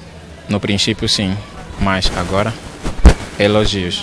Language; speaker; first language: Portuguese; native; Portuguese